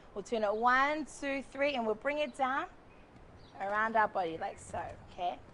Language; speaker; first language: English; native; English